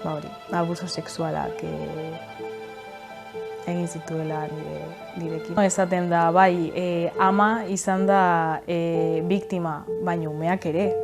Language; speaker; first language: Basque; non-native, local second language; Spanish